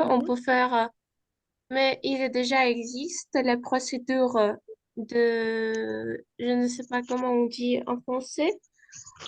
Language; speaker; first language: French; non-native, fluent; Uzbek